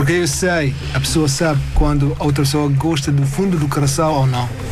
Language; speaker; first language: Portuguese; non-native, learner; Arabic